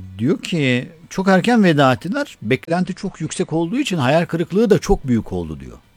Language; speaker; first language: Turkish; native; Turkish